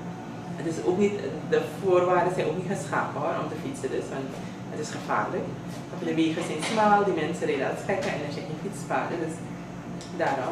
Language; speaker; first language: Dutch; native; Dutch